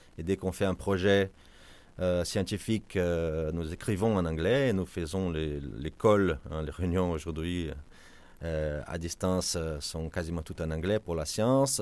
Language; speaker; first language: French; non-native, fluent; Portuguese